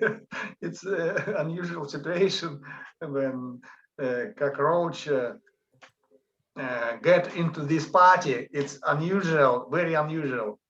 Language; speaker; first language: English; non-native, learner; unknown